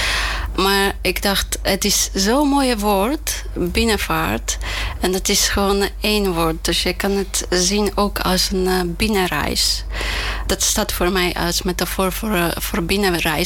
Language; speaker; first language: Dutch; non-native, fluent; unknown